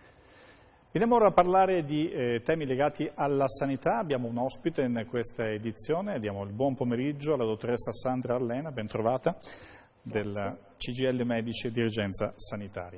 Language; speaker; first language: Italian; native; Italian